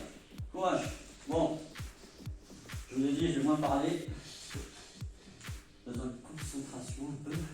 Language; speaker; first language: French; native; French